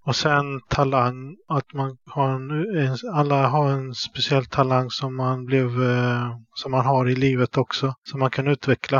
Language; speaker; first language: Swedish; early bilingual, other home language; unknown